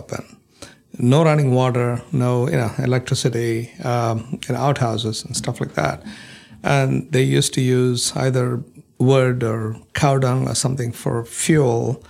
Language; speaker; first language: English; non-native, local second language; Malayalam